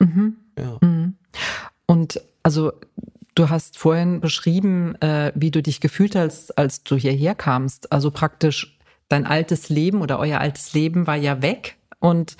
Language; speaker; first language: German; native; German